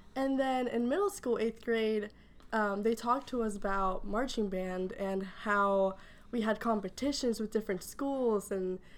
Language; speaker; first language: English; early bilingual, other home language; Spanish